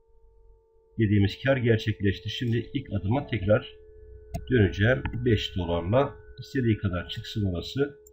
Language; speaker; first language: Turkish; native; Turkish